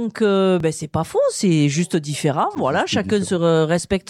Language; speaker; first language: French; native; French